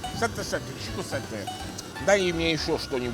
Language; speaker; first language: Russian; non-native, fluent; Italian